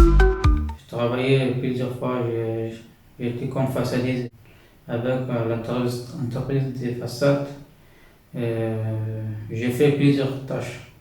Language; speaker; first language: French; non-native, fluent; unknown